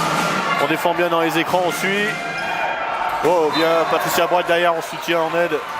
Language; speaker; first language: French; native; French